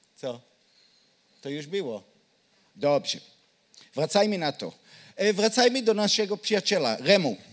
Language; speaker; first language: Polish; non-native, learner; Hebrew